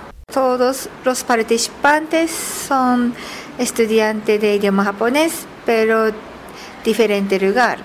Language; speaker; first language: Spanish; non-native, learner; Japanese